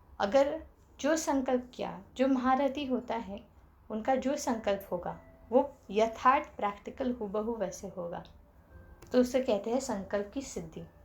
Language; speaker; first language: Hindi; non-native, local second language; Marathi